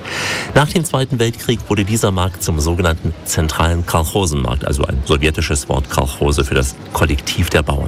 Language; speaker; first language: German; native; German